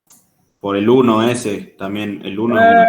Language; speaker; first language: Spanish; native; Spanish